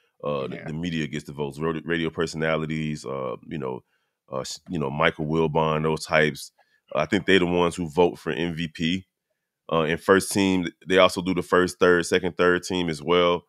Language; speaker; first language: English; native; English